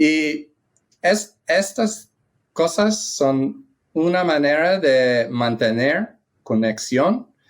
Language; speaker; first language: Spanish; non-native, fluent; English